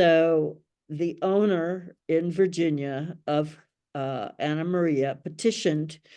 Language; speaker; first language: English; native; English